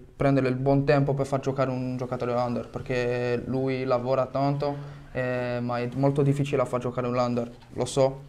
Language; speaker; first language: Italian; non-native, fluent; French